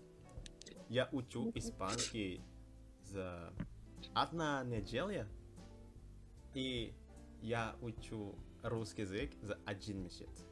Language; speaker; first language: Russian; non-native, learner; Indonesian